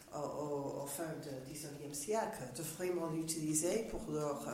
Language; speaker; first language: French; non-native, fluent; English